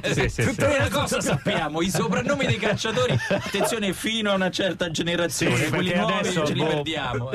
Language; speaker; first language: Italian; native; Italian